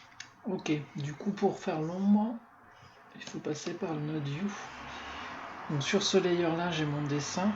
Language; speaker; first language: French; native; French